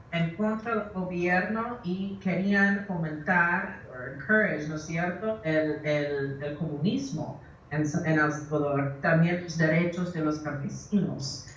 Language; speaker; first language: Spanish; early bilingual, other home language; English